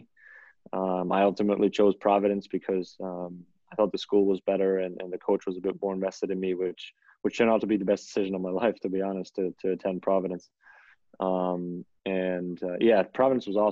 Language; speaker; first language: English; non-native, fluent; German